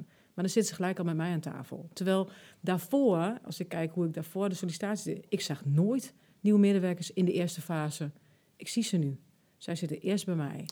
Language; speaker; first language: Dutch; early bilingual, other home language; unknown